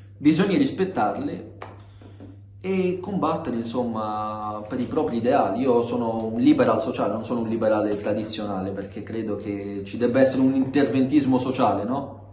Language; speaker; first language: Italian; early bilingual, other home language; Arabic